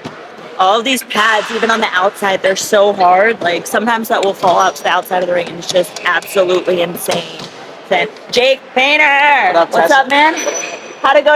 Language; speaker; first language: English; native; English